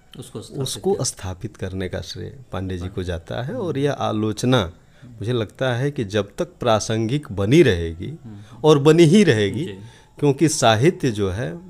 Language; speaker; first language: Hindi; native; Hindi